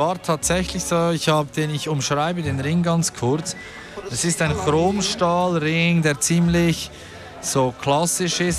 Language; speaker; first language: German; native; German